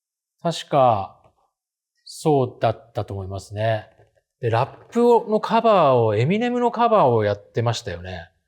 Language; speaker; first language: Japanese; native; Japanese